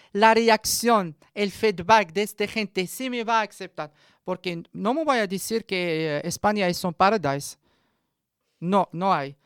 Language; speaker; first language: Spanish; non-native, learner; Arabic